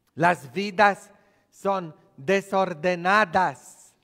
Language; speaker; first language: Spanish; non-native, fluent; Polish